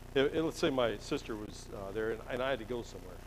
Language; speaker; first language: English; native; English